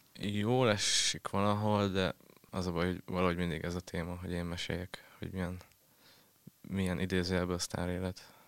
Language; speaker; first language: Hungarian; native; Hungarian